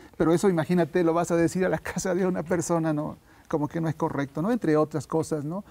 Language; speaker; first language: Spanish; native; Spanish